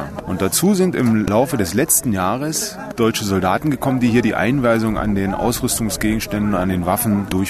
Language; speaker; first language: German; native; German